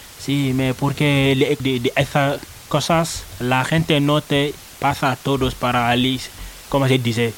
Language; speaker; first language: Spanish; non-native, learner; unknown